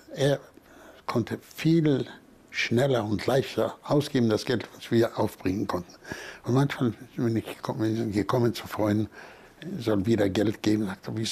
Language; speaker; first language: German; non-native, fluent; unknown